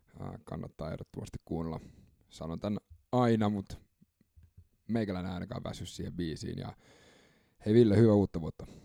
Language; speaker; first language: Finnish; early bilingual, other home language; English